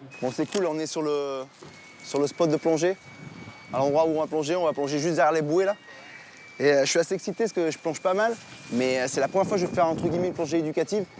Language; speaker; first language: French; native; French